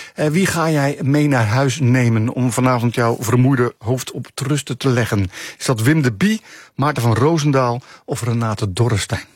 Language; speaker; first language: Dutch; native; Dutch